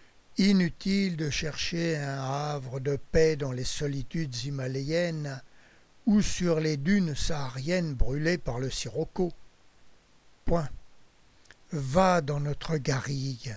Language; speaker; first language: French; native; French